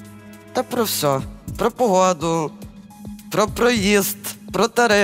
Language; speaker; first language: Ukrainian; native; Ukrainian